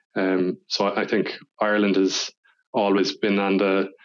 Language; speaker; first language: English; native; English